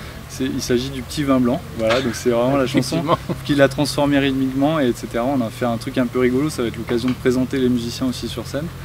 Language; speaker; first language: French; native; French